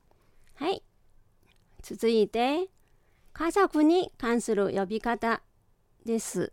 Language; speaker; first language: Japanese; non-native, fluent; Chinese